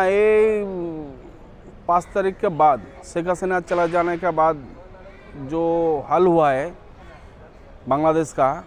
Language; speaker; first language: Hindi; non-native, local second language; Bangla